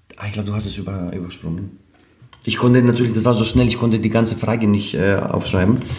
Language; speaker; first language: German; non-native, fluent; Greek